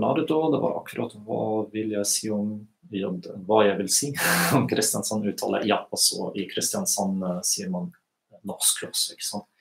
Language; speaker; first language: Norwegian; non-native, fluent; German